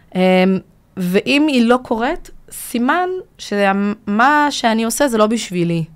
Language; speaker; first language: Hebrew; early bilingual, other home language; Russian